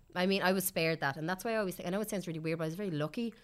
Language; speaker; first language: English; native; English